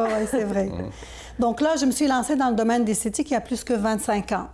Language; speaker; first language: French; native; French